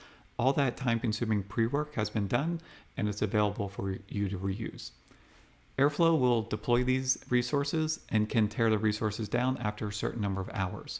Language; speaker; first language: English; native; English